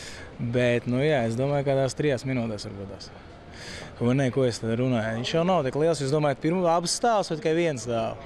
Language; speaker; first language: Latvian; native; Latvian